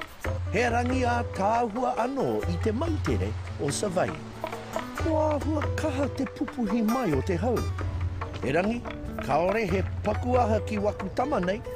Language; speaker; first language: Māori; non-native, local second language; English